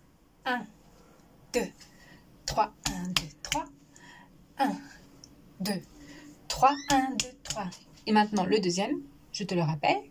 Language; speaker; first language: French; native; French